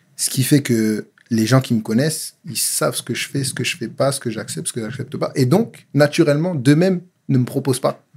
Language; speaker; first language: French; native; French